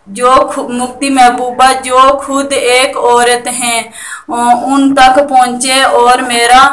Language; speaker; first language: Hindi; native; Hindi